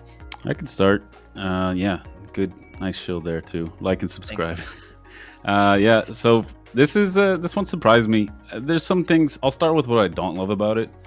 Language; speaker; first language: English; native; English